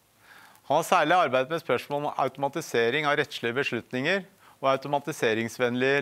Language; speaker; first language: Norwegian; native; Norwegian